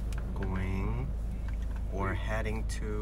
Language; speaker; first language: English; non-native, learner; Korean